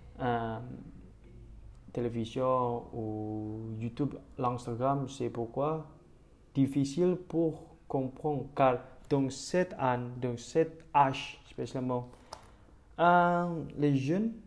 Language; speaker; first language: French; non-native, learner; Indonesian